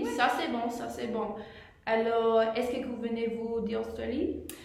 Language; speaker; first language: French; non-native, learner; English